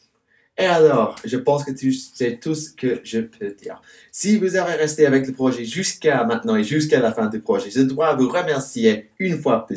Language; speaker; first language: French; non-native, fluent; English